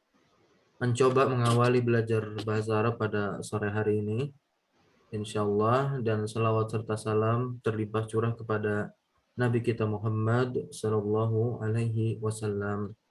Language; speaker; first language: Indonesian; native; Indonesian